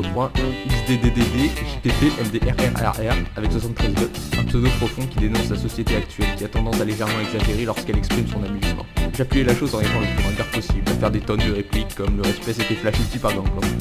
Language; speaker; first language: French; native; French